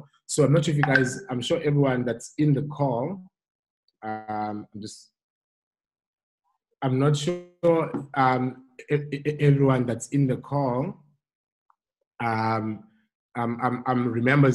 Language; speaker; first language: English; non-native, local second language; Xhosa